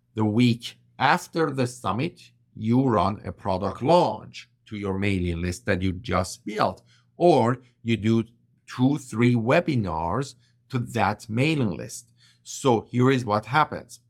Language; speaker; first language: English; non-native, fluent; Persian